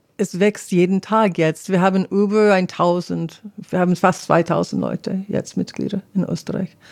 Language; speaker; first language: German; non-native, learner; English